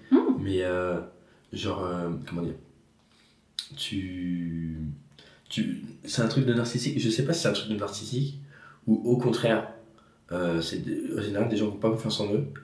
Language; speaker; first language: French; native; French